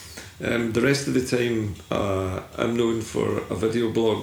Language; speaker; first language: English; native; English